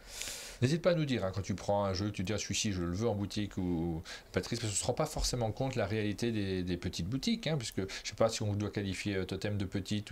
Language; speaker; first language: French; native; French